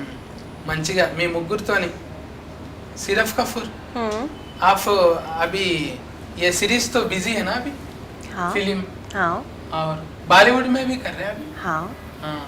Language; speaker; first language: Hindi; non-native, local second language; Telugu